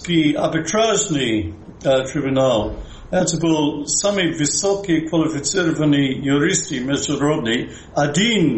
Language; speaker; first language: Russian; non-native, fluent; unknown